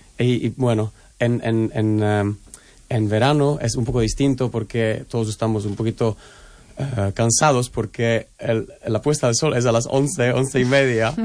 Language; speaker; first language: Spanish; non-native, fluent; Czech